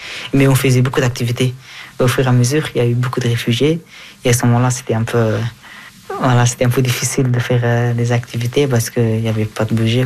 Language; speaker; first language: French; non-native, fluent; Persian